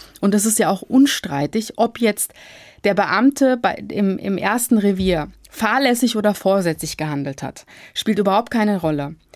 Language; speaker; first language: German; early bilingual, other home language; Turkish